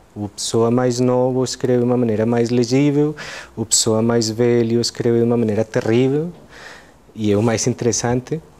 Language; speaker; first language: Portuguese; non-native, fluent; Spanish